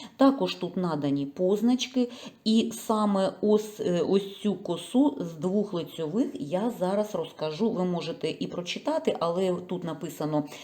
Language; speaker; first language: Ukrainian; non-native, local second language; Russian